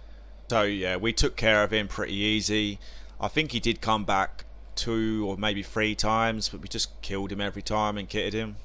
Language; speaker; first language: English; native; English